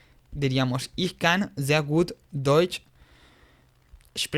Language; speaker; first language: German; non-native, fluent; Spanish